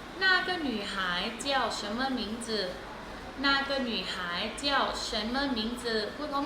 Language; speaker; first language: Chinese; non-native, fluent; Thai